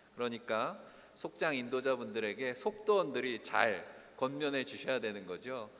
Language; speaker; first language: Korean; native; Korean